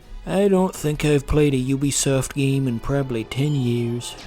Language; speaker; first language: English; native; English